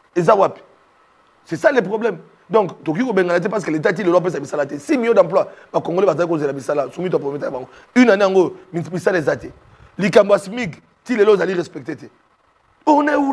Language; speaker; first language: French; non-native, local second language; Lingala